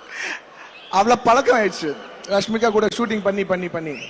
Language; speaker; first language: Tamil; non-native, local second language; Telugu